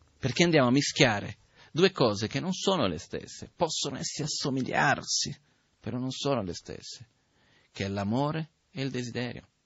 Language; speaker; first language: Italian; non-native, fluent; Portuguese